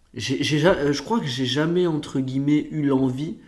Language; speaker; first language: French; early bilingual, other home language; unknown